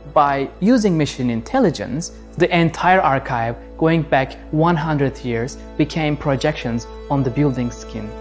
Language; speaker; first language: English; non-native, fluent; Turkish